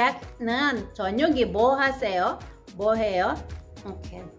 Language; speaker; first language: Korean; non-native, learner; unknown